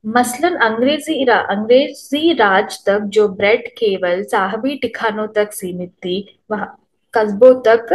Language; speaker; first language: Hindi; non-native, local second language; Telugu